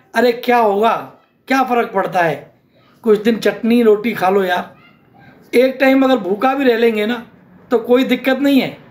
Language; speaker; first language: Hindi; native; Hindi